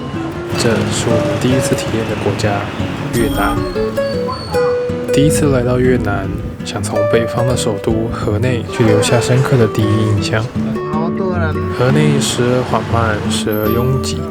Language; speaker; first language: Chinese; native; Chinese